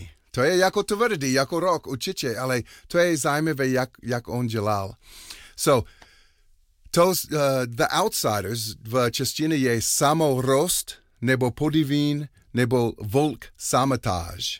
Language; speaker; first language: Czech; non-native, learner; English